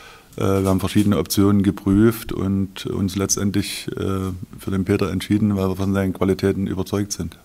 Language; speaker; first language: German; native; German